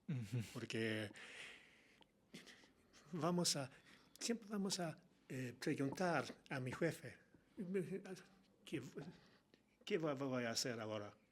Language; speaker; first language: Spanish; non-native, learner; Swedish